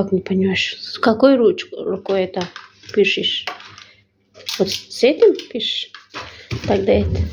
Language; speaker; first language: Russian; non-native, fluent; Tajik